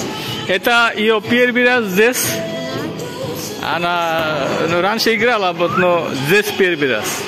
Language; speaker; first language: Russian; non-native, fluent; Bangla